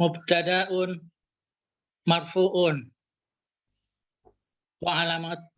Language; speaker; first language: Arabic; non-native, learner; Indonesian